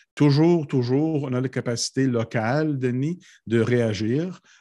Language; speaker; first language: French; non-native, local second language; English